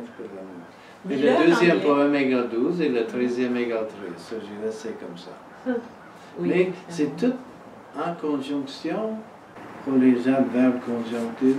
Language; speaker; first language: French; non-native, learner; English